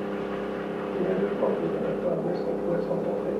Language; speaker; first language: French; native; French